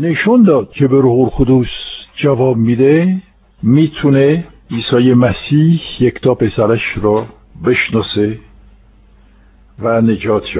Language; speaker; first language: Persian; non-native, fluent; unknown